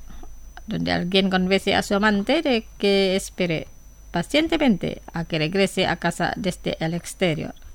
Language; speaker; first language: Spanish; non-native, fluent; Indonesian